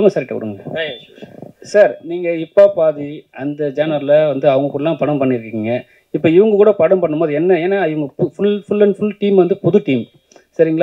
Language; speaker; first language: Tamil; native; Tamil